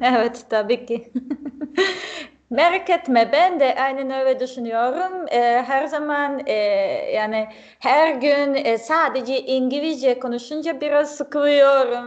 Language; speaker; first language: Turkish; non-native, fluent; Serbian